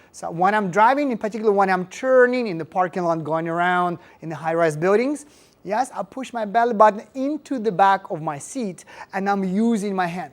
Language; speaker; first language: English; non-native, fluent; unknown